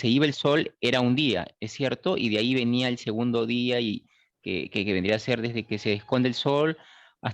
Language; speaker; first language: Spanish; native; Spanish